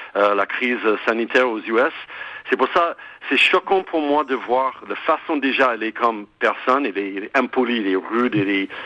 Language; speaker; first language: French; non-native, fluent; English